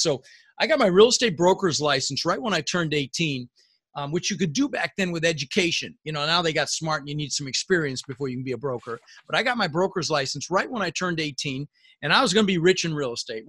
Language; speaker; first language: English; early bilingual, other home language; Dutch